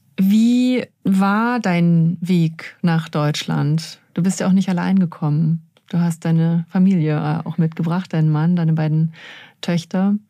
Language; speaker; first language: German; native; German